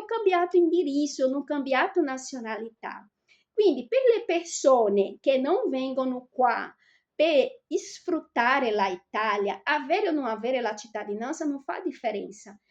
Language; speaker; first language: Italian; non-native, fluent; Portuguese